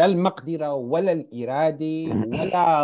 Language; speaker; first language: Arabic; native; Arabic